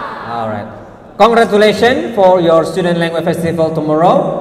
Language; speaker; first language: English; non-native, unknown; Indonesian